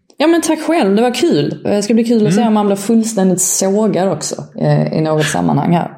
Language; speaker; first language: Swedish; native; Swedish